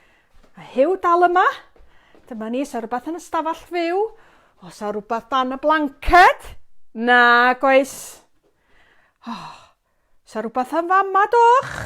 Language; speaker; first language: Welsh; native; Welsh